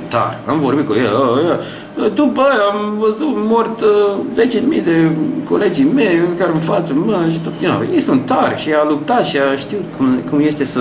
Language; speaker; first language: Romanian; non-native, learner; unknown